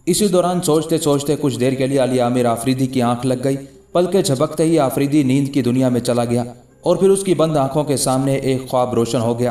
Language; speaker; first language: Urdu; native; Urdu